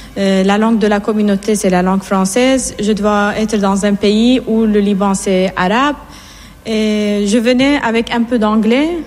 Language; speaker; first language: French; non-native, fluent; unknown